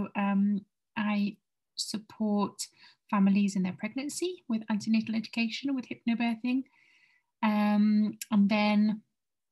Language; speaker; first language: English; native; English